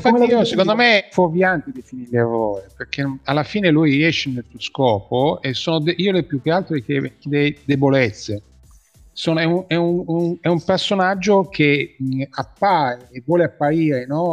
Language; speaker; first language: Italian; native; Italian